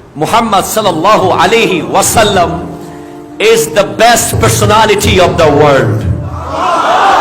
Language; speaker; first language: English; non-native, local second language; Bangla